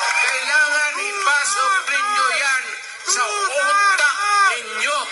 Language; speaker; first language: Filipino; non-native, local second language; Cebuano